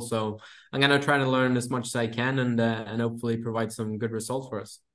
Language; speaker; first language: English; non-native, fluent; Swedish